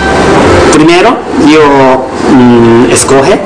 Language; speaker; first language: Spanish; non-native, learner; Japanese